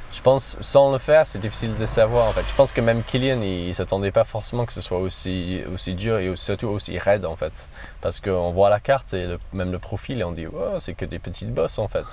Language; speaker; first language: French; non-native, fluent; English